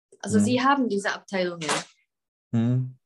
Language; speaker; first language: German; non-native, fluent; Czech